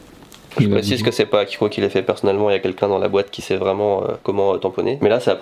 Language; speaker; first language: French; native; French